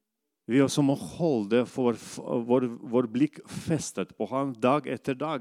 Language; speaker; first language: Norwegian; non-native, fluent; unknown